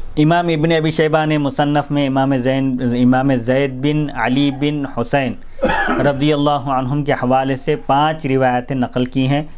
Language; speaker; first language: Urdu; native; Urdu